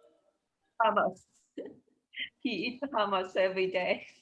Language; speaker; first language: English; non-native, learner; Japanese